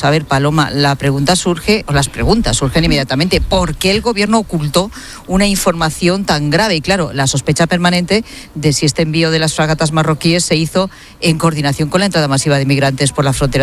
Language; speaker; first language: Spanish; native; Spanish